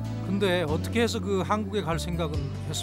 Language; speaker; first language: Korean; native; Korean